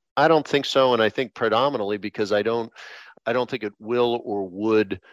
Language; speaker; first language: English; native; English